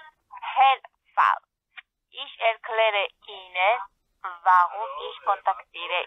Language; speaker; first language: German; non-native, learner; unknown